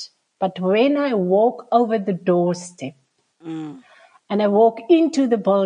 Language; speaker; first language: English; non-native, local second language; Afrikaans